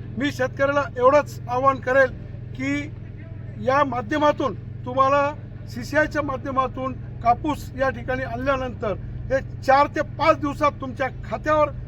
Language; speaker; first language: Marathi; native; Marathi